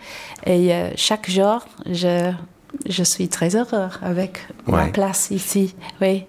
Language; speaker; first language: French; non-native, learner; English